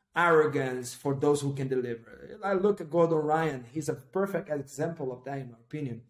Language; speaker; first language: English; non-native, fluent; Portuguese